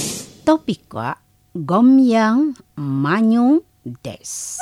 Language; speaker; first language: Japanese; non-native, fluent; Indonesian